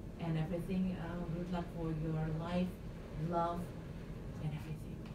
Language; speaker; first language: English; non-native, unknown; Indonesian